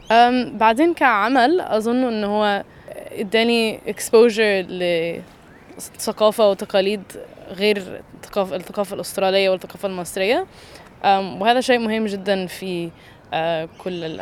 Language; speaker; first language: Arabic; early bilingual, heritage; Arabic